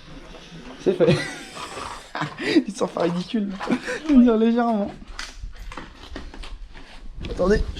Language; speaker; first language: French; native; French